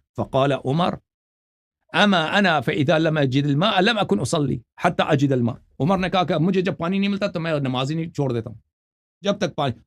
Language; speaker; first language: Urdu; non-native, fluent; Persian